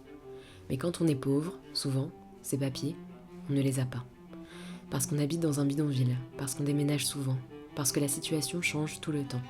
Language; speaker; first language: French; native; French